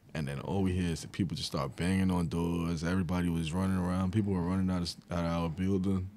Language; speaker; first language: English; native; English